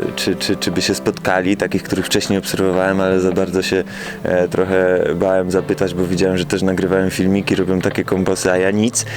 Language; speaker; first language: Polish; native; Polish